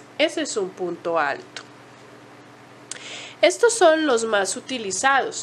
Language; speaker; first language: Spanish; native; Spanish